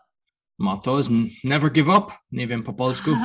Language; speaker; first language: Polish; non-native, learner; English